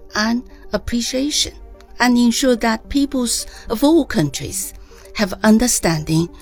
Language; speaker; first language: English; non-native, fluent; Chinese